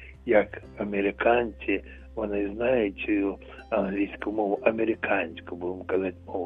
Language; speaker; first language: Ukrainian; non-native, local second language; Russian